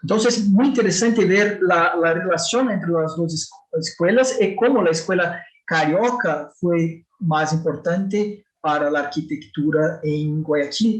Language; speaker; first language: Spanish; non-native, fluent; Portuguese